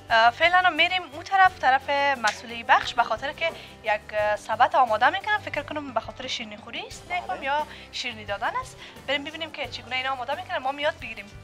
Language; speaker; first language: Persian; native; Persian